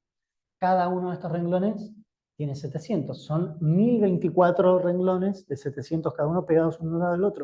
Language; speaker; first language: Spanish; native; Spanish